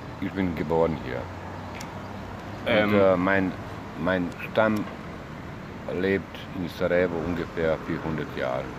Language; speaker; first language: German; non-native, learner; Bosnian